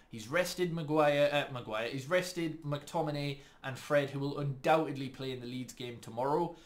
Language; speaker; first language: English; native; English